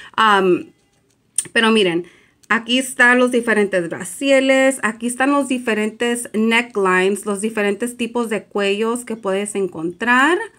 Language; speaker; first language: Spanish; early bilingual, heritage; Spanish